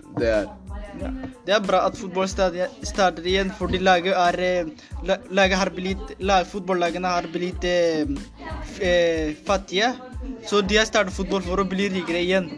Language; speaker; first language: Norwegian; non-native, learner; Spanish